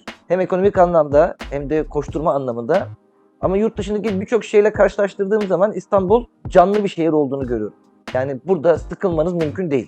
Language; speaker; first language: Turkish; native; Turkish